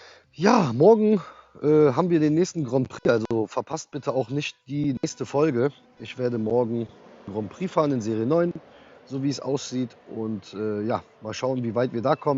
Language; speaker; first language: German; native; German